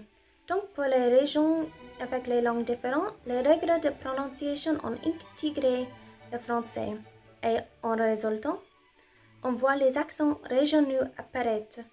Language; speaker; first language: French; non-native, learner; English